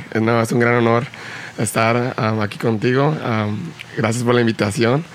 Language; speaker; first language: Spanish; early bilingual, heritage; Spanish